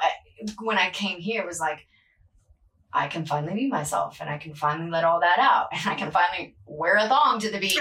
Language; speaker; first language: English; early bilingual, other home language; Spanish